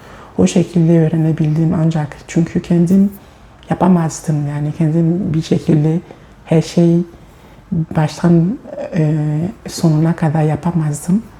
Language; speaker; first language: Turkish; non-native, fluent; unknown